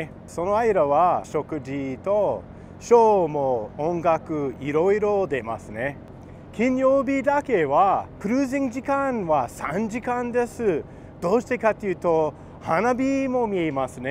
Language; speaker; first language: Japanese; non-native, learner; English